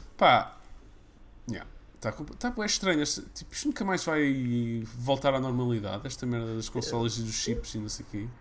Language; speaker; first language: Portuguese; early bilingual, other home language; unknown